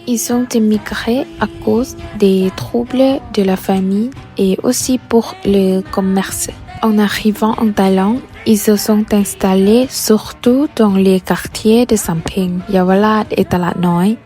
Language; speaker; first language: French; non-native, learner; Thai